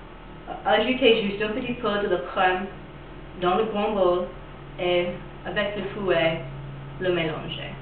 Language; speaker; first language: French; non-native, learner; English